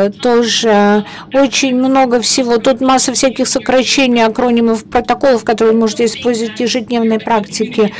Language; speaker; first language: Russian; non-native, fluent; Italian